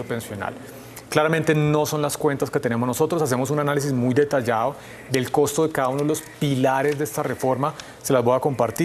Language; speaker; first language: Spanish; native; Spanish